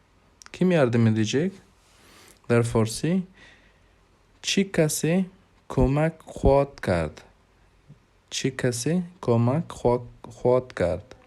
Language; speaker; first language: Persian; non-native, fluent; Hindi